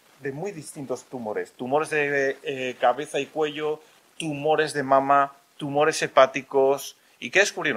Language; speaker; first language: Spanish; native; Spanish